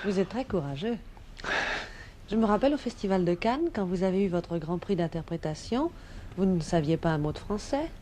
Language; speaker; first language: French; native; French